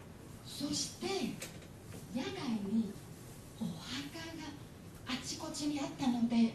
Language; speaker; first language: Japanese; non-native, fluent; Chinese